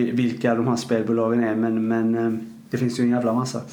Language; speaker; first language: Swedish; native; Swedish